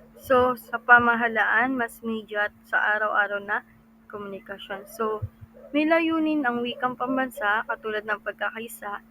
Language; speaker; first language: Filipino; non-native, local second language; Cebuano